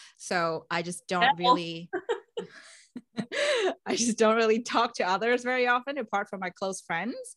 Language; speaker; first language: English; non-native, fluent; Vietnamese